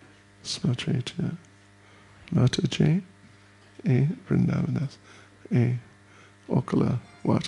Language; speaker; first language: Russian; non-native, learner; English